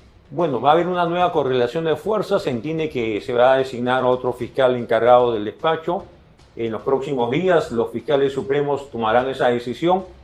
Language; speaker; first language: Spanish; native; Spanish